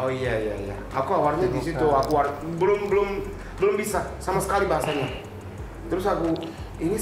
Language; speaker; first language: Indonesian; non-native, learner; Japanese